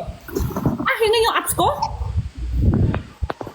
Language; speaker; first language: Filipino; non-native, learner; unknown